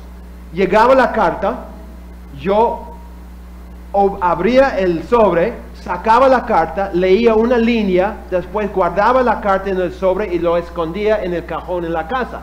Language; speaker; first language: Spanish; non-native, fluent; English